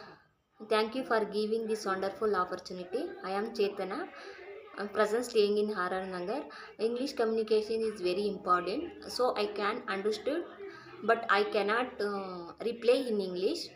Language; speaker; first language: English; non-native, learner; Kannada